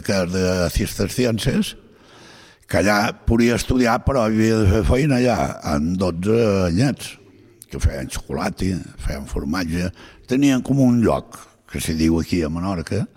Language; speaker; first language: Catalan; non-native, local second language; Galician